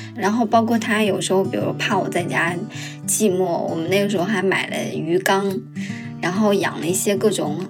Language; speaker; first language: Chinese; native; Chinese